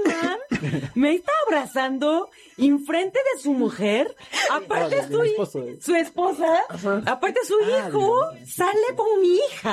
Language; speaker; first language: Spanish; non-native, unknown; Korean